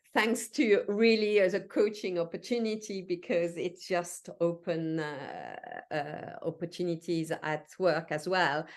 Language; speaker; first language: English; non-native, fluent; French